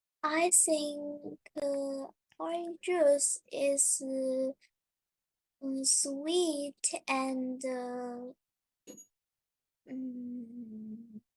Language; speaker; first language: English; non-native, learner; Chinese